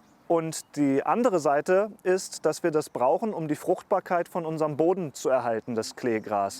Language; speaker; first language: German; native; German